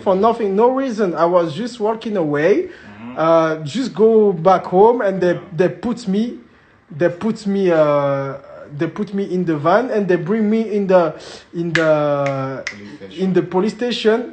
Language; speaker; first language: English; non-native, learner; French